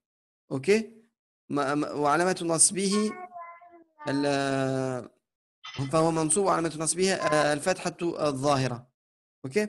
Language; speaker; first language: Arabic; non-native, fluent; French